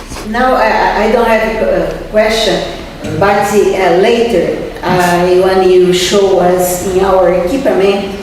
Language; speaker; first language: English; non-native, fluent; Portuguese